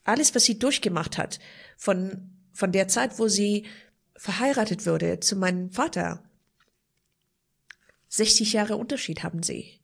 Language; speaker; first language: German; non-native, fluent; Persian